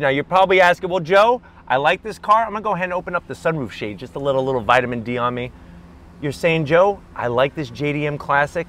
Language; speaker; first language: English; native; English